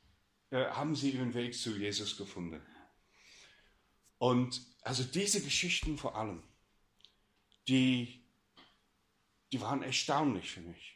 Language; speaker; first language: German; non-native, fluent; English